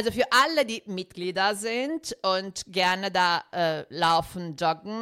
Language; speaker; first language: German; non-native, fluent; Italian